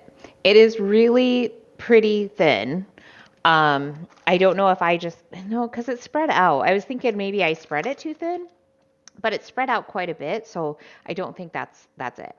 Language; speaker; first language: English; native; English